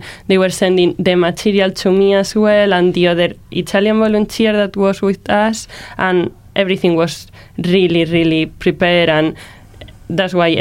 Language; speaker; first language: English; non-native, learner; Spanish